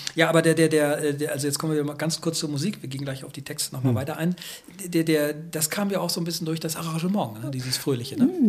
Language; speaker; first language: German; native; German